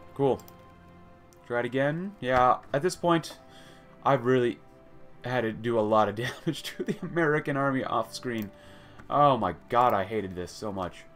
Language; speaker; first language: English; native; English